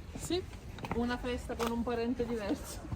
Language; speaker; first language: Italian; native; Italian